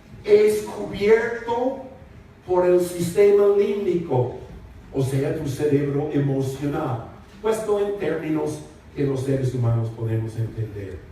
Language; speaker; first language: Spanish; non-native, fluent; English